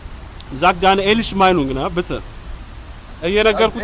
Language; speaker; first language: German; non-native, learner; Amharic